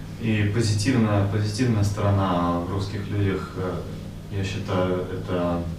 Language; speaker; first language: Russian; native; Russian